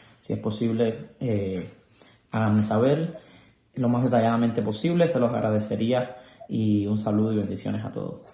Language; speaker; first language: Spanish; native; Spanish